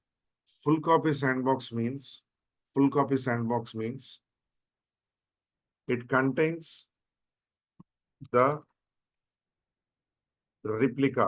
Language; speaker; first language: English; non-native, local second language; Telugu